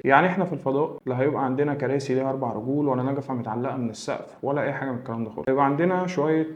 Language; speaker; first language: Arabic; native; Arabic